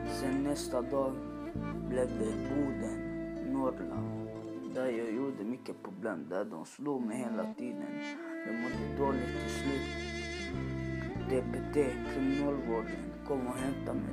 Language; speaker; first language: Swedish; non-native, learner; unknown